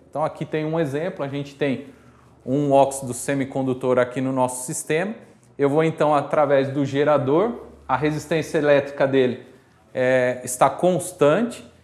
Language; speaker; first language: Portuguese; native; Portuguese